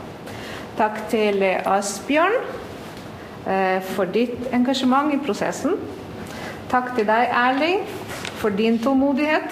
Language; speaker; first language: Norwegian; non-native, fluent; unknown